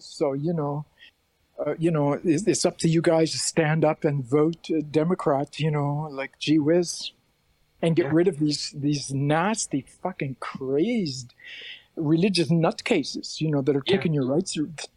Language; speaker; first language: English; native; English